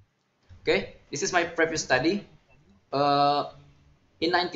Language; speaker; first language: English; non-native, learner; Indonesian